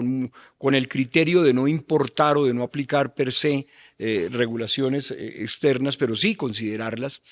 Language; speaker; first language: Spanish; native; Spanish